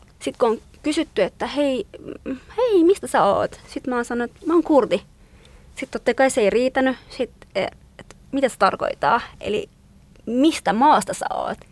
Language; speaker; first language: Finnish; non-native, fluent; Kurdish